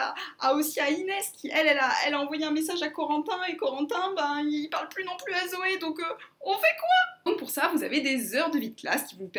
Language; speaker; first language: French; native; French